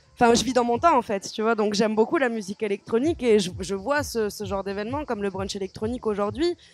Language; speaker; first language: French; native; French